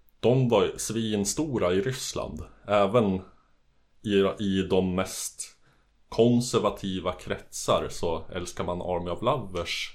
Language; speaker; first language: Swedish; native; Swedish